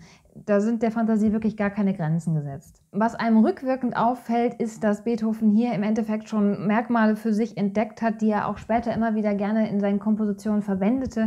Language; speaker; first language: German; native; German